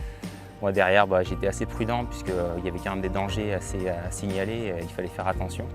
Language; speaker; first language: French; native; French